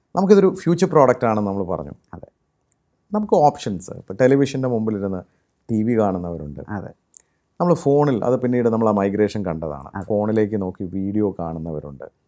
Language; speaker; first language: Malayalam; native; Malayalam